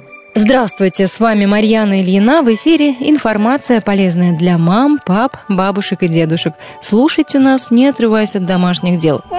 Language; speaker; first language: Russian; native; Russian